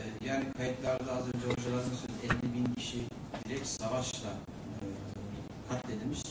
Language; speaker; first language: Turkish; native; Turkish